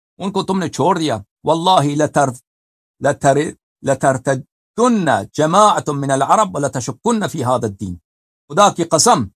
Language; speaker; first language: Urdu; non-native, fluent; Persian